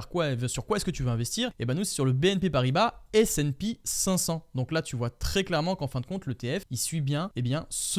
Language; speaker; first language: French; native; French